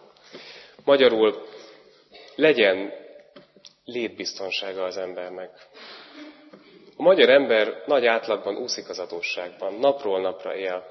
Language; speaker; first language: Hungarian; native; Hungarian